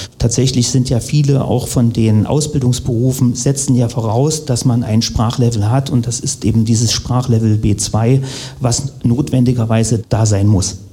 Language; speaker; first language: German; native; German